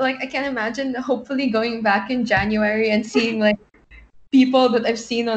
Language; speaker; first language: English; non-native, local second language; Filipino